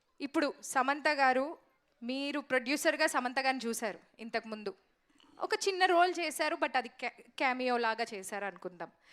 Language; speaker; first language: Telugu; native; Telugu